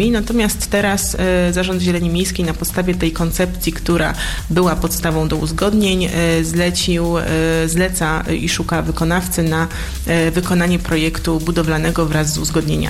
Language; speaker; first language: Polish; native; Polish